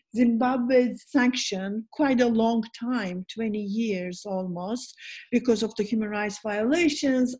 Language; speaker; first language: English; non-native, fluent; Turkish